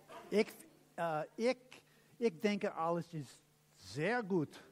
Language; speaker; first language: German; non-native, learner; English